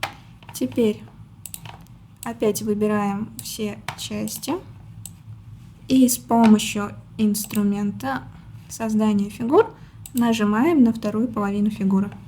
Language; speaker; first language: Russian; native; Russian